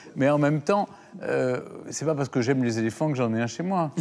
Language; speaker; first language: French; native; French